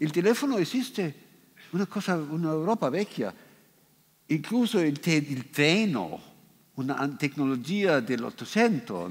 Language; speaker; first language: Italian; non-native, fluent; German